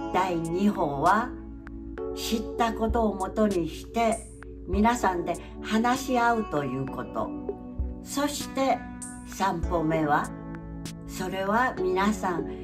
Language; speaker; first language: Japanese; native; Japanese